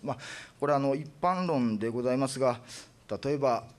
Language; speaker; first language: Japanese; native; Japanese